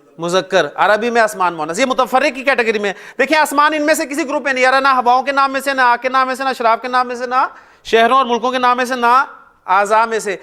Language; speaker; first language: Urdu; native; Urdu